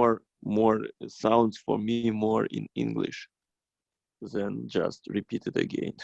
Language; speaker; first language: English; non-native, fluent; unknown